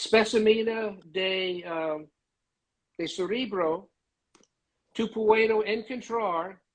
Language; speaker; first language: Spanish; non-native, learner; English